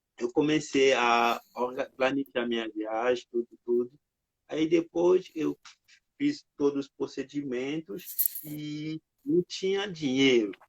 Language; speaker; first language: Portuguese; non-native, fluent; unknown